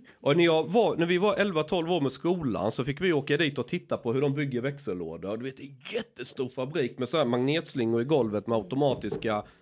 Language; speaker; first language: Swedish; native; Swedish